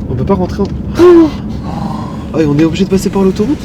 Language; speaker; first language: French; native; French